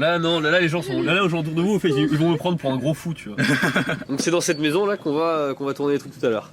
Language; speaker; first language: French; native; French